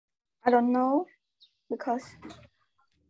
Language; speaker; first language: English; non-native, learner; Khmer